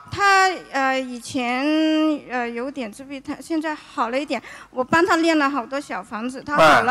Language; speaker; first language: Chinese; native; Chinese